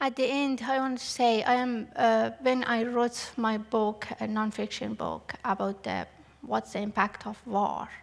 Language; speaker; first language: English; non-native, learner; Persian